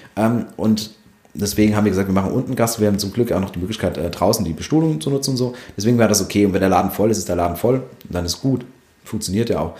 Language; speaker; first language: German; early bilingual, other home language; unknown